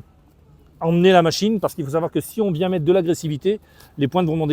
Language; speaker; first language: French; native; French